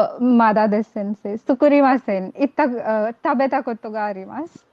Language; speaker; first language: Japanese; non-native, learner; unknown